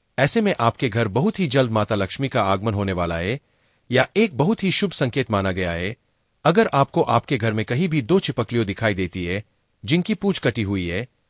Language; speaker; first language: Hindi; non-native, local second language; Gujarati